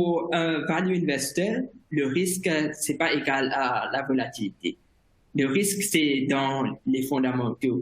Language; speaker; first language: French; non-native, fluent; Morisyen